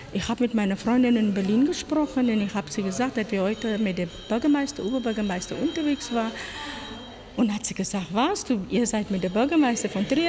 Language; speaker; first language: German; non-native, learner; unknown